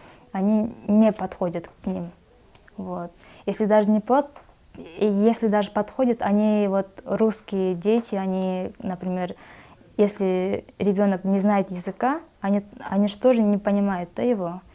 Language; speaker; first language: Russian; non-native, local second language; Kyrgyz